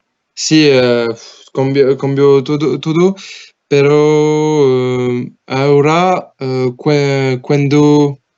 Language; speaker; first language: Spanish; non-native, learner; French